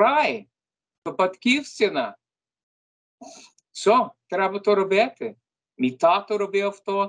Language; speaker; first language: Ukrainian; early bilingual, heritage; Ukrainian